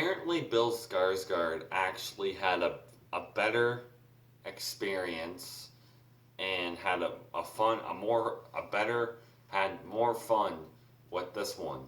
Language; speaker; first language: English; native; English